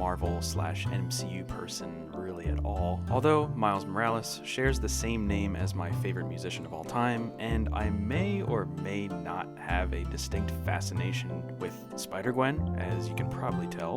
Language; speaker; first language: English; native; English